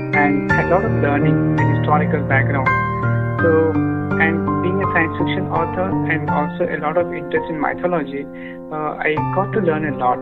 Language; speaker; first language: English; non-native, local second language; Odia